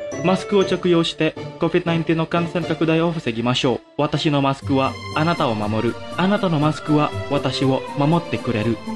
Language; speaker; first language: Japanese; non-native, fluent; Indonesian